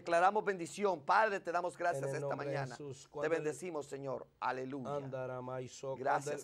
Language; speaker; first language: Spanish; native; Spanish